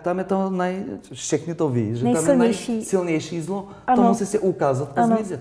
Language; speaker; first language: Czech; non-native, learner; Bulgarian